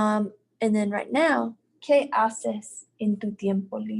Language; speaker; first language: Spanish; non-native, fluent; English